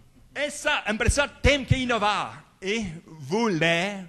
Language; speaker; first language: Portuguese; non-native, fluent; French